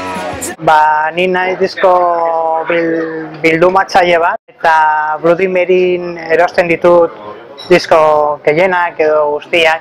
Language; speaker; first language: Basque; non-native, local second language; Spanish